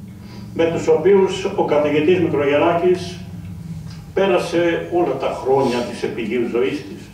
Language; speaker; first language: Greek; native; Greek